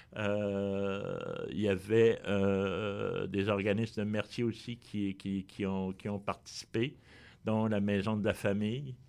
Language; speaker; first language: French; native; French